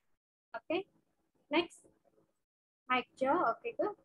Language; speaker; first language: English; non-native, fluent; Indonesian